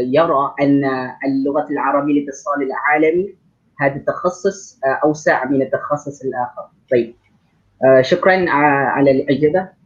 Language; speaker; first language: Arabic; non-native, fluent; Malay